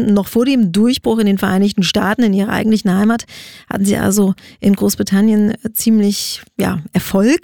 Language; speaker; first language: German; native; German